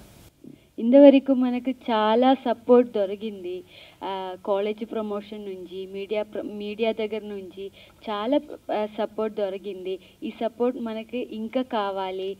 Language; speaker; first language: Telugu; non-native, learner; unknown